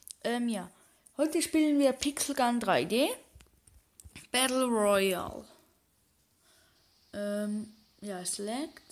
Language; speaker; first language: German; native; German